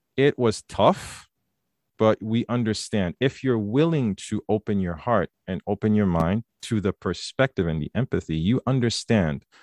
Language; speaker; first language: English; native; English